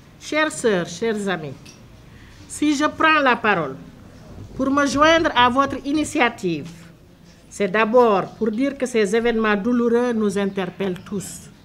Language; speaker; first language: French; non-native, local second language; Wolof